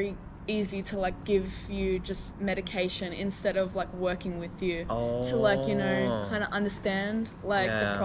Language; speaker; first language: English; non-native, fluent; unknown